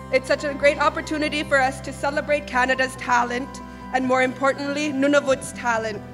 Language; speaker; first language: English; native; English